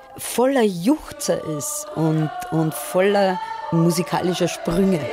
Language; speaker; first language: German; native; German